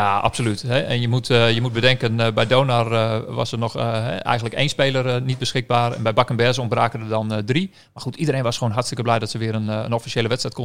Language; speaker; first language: Dutch; native; Dutch